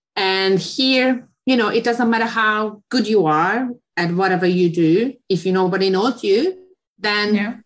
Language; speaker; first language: English; non-native, fluent; Hungarian